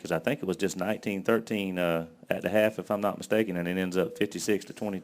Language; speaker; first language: English; native; English